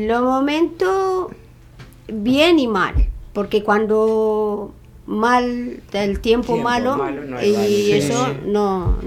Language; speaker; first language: Spanish; non-native, learner; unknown